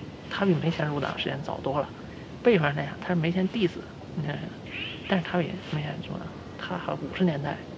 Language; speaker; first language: Chinese; native; Chinese